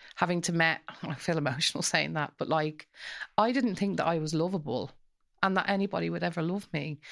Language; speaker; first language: English; native; English